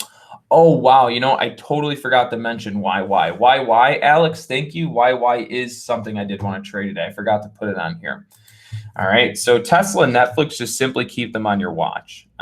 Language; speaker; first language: English; native; English